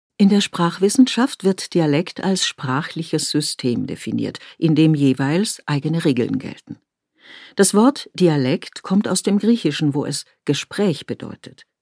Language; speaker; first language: German; native; German